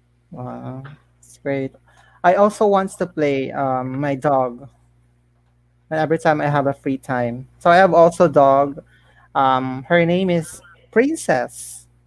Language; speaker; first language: English; non-native, local second language; Filipino